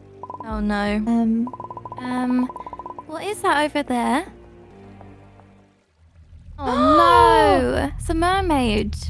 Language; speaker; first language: English; native; English